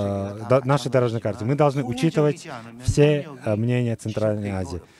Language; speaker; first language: Russian; non-native, fluent; Korean